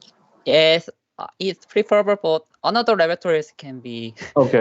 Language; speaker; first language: English; non-native, learner; Korean